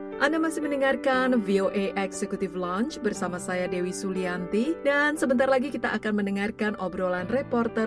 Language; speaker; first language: Indonesian; native; Indonesian